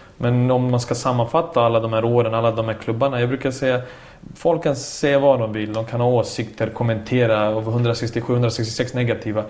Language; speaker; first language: Swedish; early bilingual, other home language; Serbian